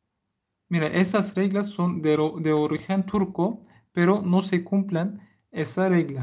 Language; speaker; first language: Spanish; non-native, learner; Turkish